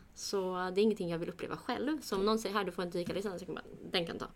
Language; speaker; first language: Swedish; early bilingual, other home language; Kurdish